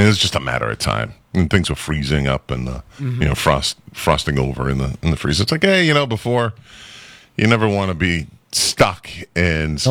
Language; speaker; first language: English; native; English